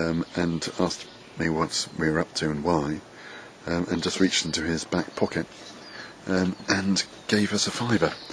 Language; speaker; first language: English; native; English